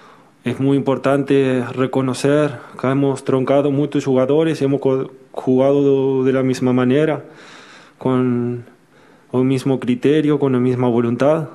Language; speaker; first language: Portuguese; non-native, learner; Spanish